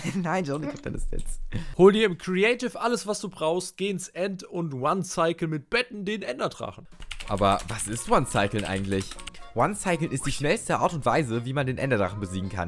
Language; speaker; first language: German; native; German